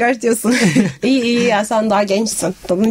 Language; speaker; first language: Turkish; non-native, fluent; Arabic